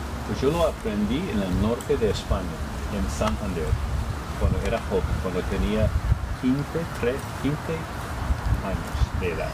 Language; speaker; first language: Spanish; non-native, fluent; English